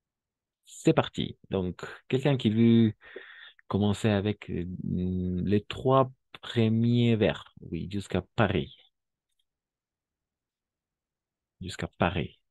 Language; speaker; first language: French; non-native, fluent; Spanish